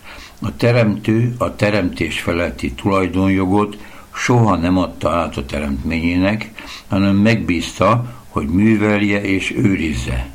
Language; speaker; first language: Hungarian; native; Hungarian